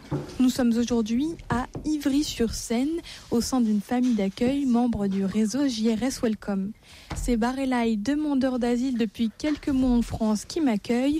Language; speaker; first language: French; native; French